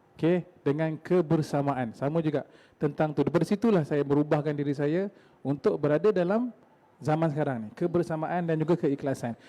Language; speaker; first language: Malay; native; Malay